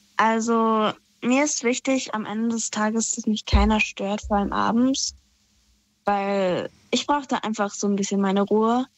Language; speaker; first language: German; native; German